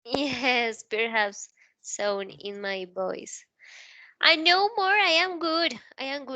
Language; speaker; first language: English; non-native, learner; Spanish